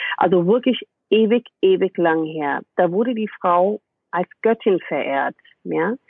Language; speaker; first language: German; non-native, fluent; English